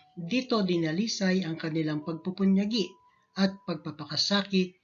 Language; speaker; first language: Filipino; native; Filipino